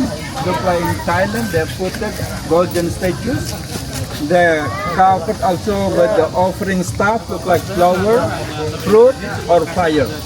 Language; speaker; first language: English; non-native, learner; Indonesian